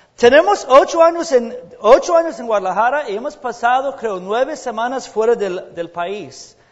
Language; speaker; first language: Spanish; non-native, fluent; English